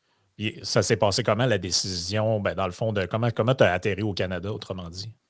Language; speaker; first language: French; native; French